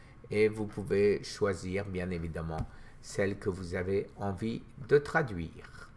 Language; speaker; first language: French; native; French